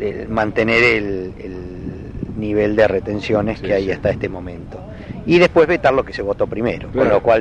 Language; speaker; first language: Spanish; native; Spanish